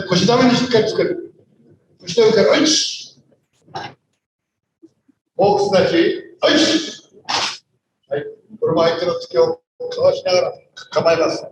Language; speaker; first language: Japanese; native; Japanese